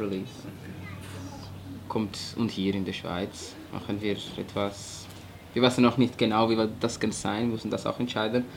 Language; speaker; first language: German; non-native, fluent; Portuguese